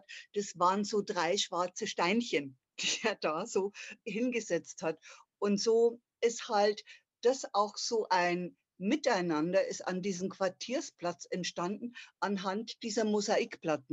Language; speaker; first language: German; native; German